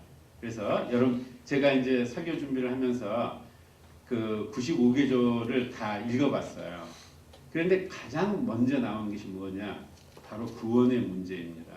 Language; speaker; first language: Korean; native; Korean